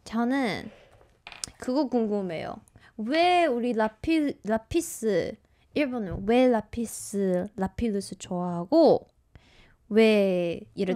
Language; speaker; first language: Korean; non-native, fluent; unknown